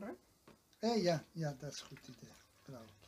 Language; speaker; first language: Dutch; non-native, learner; Serbian